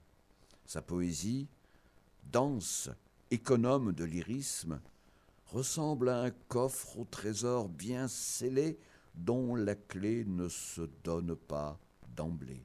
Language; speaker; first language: French; native; French